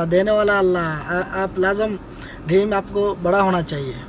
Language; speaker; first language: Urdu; non-native, learner; Bangla